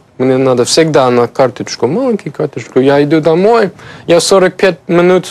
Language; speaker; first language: Russian; non-native, learner; English